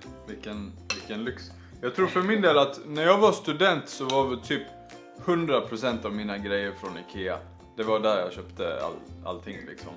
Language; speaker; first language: Swedish; native; Swedish